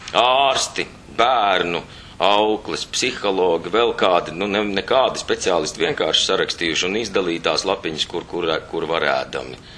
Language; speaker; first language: Latvian; native; Latvian